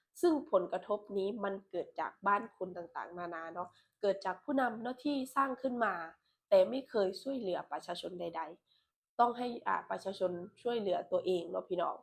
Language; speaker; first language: Thai; non-native, local second language; Lao